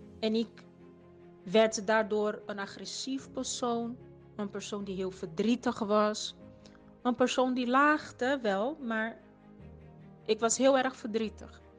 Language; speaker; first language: Dutch; non-native, fluent; Portuguese